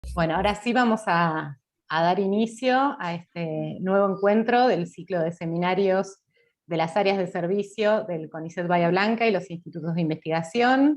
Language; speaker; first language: Spanish; native; Spanish